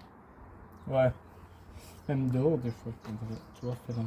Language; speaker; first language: French; native; French